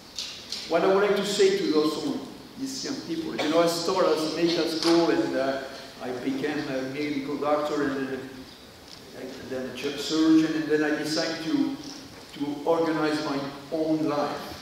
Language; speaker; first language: English; non-native, learner; French